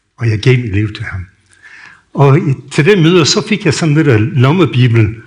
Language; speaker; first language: Danish; non-native, fluent; English